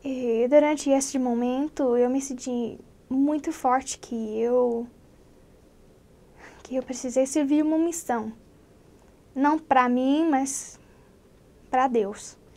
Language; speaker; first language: Portuguese; non-native, fluent; English